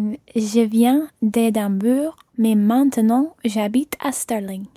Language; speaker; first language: French; non-native, learner; English